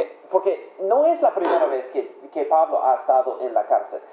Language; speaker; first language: Spanish; non-native, fluent; English